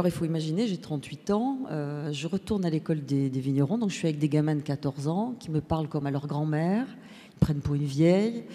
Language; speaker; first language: French; native; French